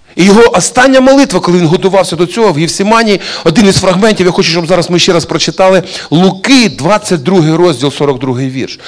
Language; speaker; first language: Ukrainian; non-native, local second language; Russian